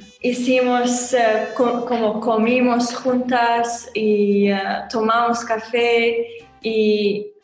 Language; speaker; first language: Spanish; non-native, learner; Arabic